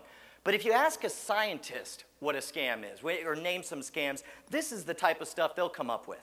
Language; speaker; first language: English; native; English